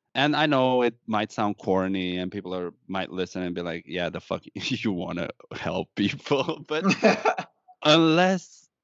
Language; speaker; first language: English; non-native, fluent; Romanian